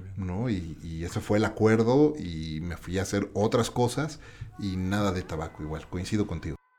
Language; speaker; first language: Spanish; native; Spanish